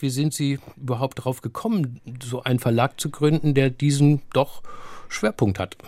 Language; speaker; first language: German; native; German